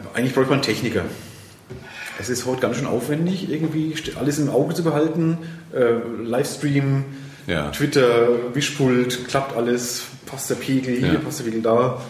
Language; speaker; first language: German; native; German